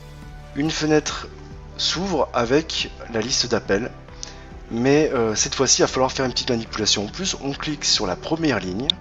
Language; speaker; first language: French; native; French